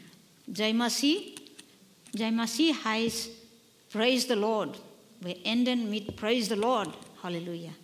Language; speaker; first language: German; non-native, learner; Nepali